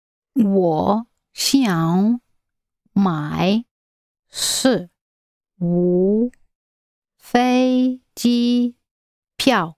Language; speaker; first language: Chinese; non-native, learner; English